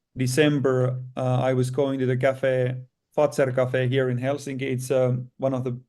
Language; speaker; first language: English; non-native, fluent; Finnish